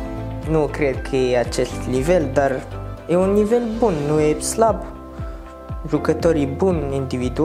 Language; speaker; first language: Romanian; non-native, learner; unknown